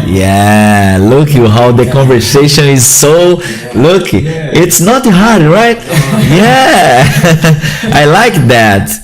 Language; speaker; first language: English; non-native, learner; Portuguese